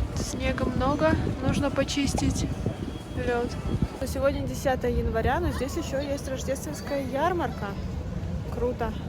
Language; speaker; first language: Russian; native; Russian